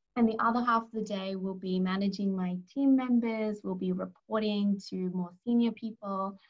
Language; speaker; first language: English; native; English